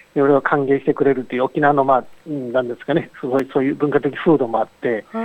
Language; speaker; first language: Japanese; native; Japanese